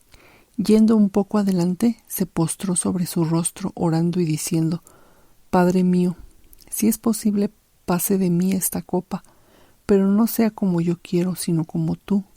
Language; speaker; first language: Spanish; native; Spanish